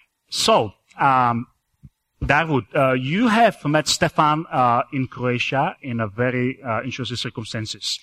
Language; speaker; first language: English; non-native, fluent; Czech